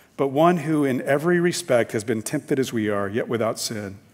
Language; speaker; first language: English; native; English